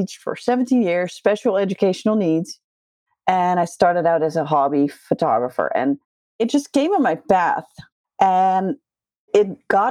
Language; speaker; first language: English; non-native, fluent; Dutch